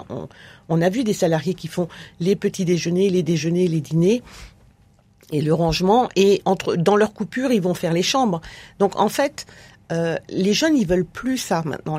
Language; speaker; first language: French; native; French